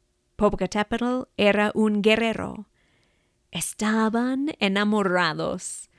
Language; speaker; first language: Spanish; non-native, fluent; English